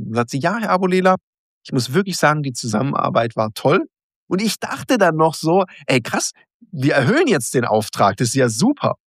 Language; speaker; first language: German; native; German